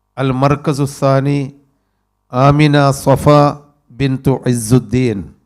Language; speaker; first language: Arabic; non-native, fluent; Malayalam